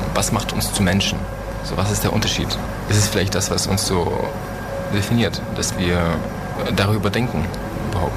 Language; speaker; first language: German; early bilingual, other home language; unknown